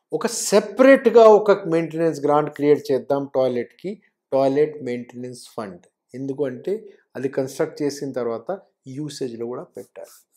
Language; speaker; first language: Telugu; non-native, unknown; Hindi